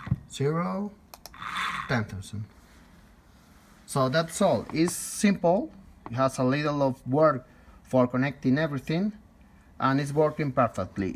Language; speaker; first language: English; non-native, fluent; Spanish